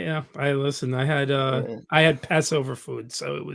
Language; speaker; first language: English; native; English